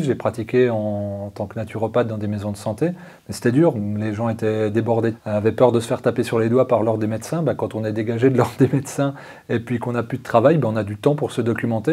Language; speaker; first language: French; native; French